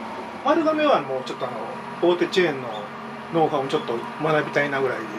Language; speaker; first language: Japanese; native; Japanese